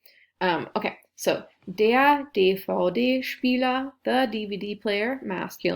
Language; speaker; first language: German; non-native, fluent; English